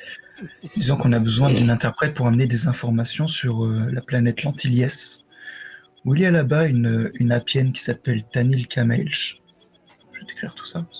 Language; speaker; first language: French; native; French